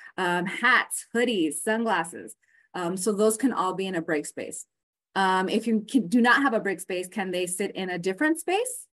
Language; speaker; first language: English; native; English